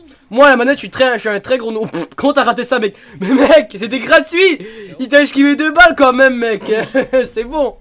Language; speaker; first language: French; native; French